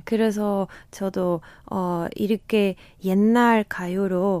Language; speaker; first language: Korean; non-native, fluent; Spanish